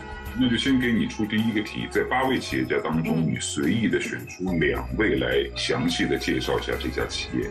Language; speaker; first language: Chinese; native; Chinese